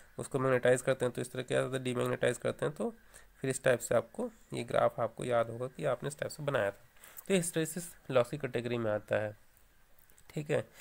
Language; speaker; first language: Hindi; native; Hindi